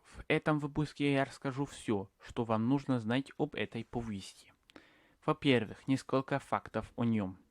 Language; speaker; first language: Russian; non-native, learner; English